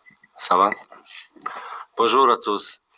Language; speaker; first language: French; non-native, learner; Bosnian